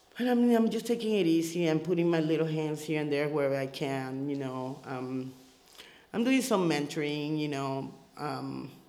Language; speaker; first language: English; early bilingual, other home language; Spanish